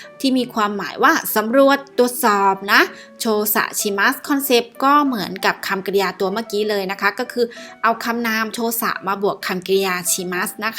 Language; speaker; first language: Thai; native; Thai